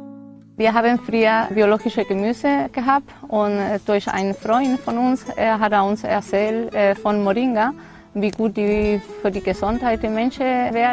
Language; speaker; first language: German; non-native, fluent; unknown